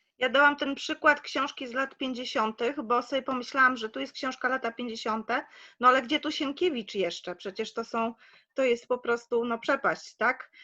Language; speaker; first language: Polish; native; Polish